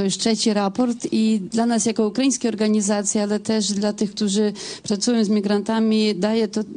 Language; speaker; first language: Polish; non-native, fluent; Ukrainian